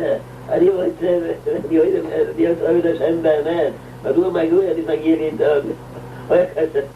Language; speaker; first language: Hebrew; non-native, local second language; Yiddish